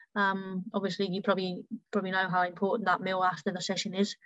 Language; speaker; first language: English; early bilingual, heritage; German